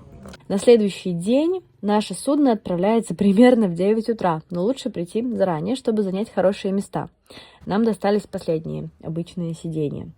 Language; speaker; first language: Russian; native; Russian